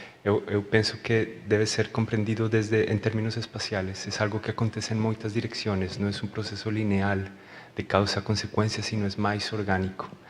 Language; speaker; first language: Portuguese; non-native, learner; Spanish